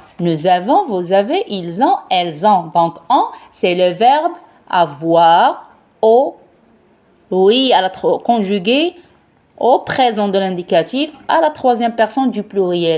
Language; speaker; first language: French; non-native, local second language; Arabic